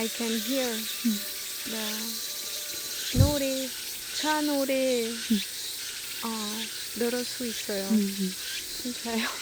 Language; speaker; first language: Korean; non-native, learner; French